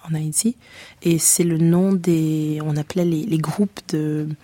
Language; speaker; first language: French; native; French